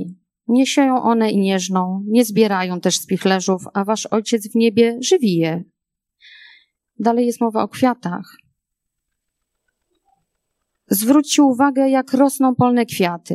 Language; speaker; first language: Polish; native; Polish